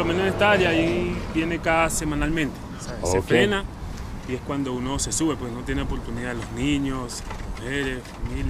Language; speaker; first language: Spanish; native; Spanish